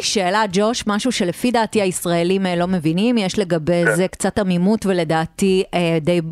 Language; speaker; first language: Hebrew; native; Hebrew